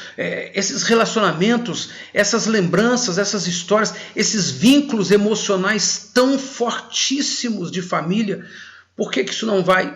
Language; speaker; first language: Portuguese; native; Portuguese